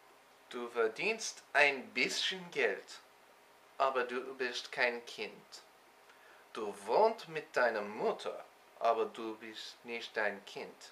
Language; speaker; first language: German; non-native, learner; English